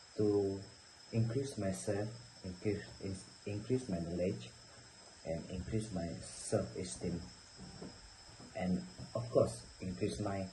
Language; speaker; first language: English; non-native, learner; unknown